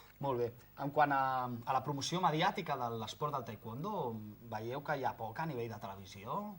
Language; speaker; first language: Catalan; native; Catalan